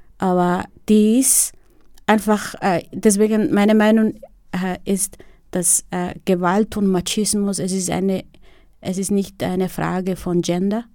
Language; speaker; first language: German; non-native, fluent; Spanish